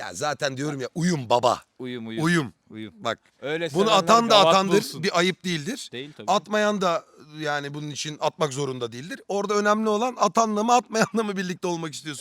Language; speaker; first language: Turkish; native; Turkish